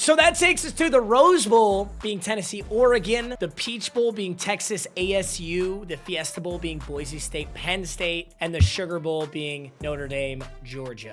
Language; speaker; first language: English; native; English